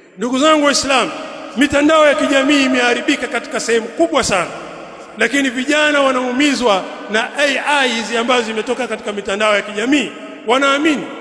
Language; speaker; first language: Swahili; native; Swahili